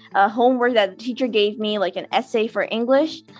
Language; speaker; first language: English; non-native, local second language; Urdu